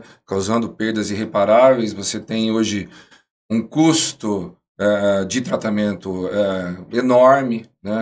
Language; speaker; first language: Portuguese; native; Portuguese